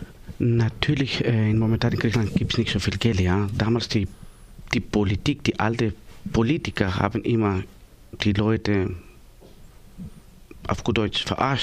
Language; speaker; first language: German; non-native, learner; Greek